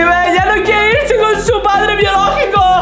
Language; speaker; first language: Spanish; native; Spanish